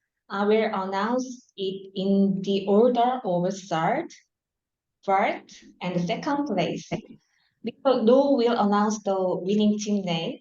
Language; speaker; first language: English; non-native, learner; Korean